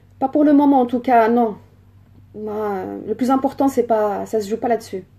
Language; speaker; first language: French; early bilingual, other home language; Riffian